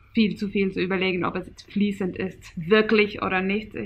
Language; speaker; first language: German; non-native, fluent; Finnish